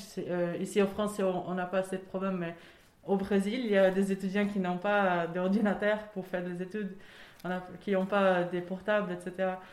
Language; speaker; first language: French; non-native, learner; Portuguese